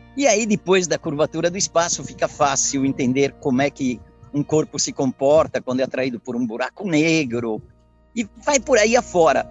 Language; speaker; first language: Portuguese; early bilingual, other home language; Italian